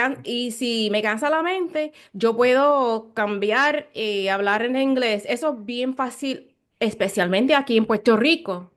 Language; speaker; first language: Spanish; non-native, learner; English